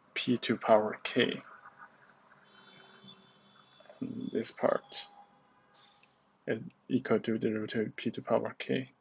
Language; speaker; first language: English; non-native, learner; Chinese